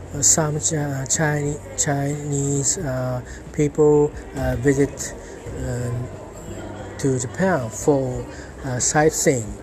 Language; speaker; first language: English; non-native, learner; Japanese